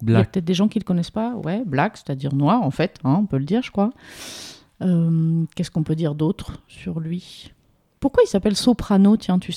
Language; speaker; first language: French; native; French